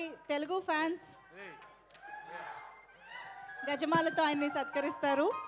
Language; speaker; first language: Telugu; native; Telugu